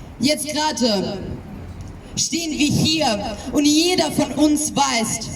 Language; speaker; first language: German; non-native, fluent; Ukrainian